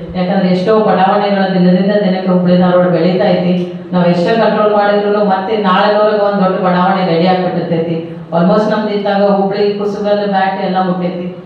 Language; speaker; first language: Kannada; native; Kannada